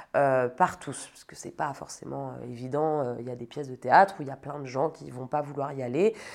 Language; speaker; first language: French; native; French